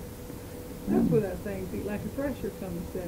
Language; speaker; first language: English; native; English